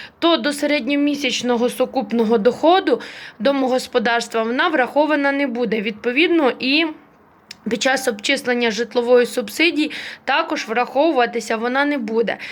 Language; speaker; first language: Ukrainian; native; Ukrainian